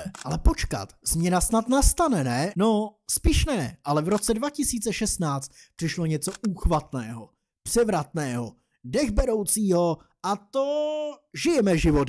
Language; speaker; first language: Czech; native; Czech